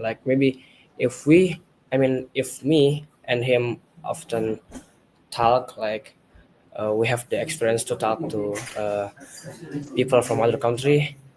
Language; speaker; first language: English; non-native, learner; Indonesian